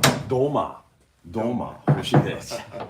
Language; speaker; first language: Japanese; non-native, learner; English